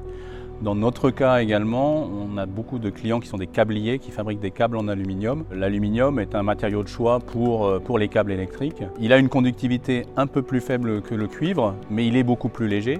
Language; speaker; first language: French; native; French